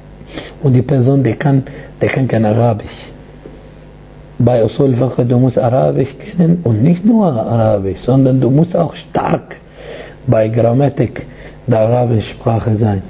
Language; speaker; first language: German; non-native, fluent; Arabic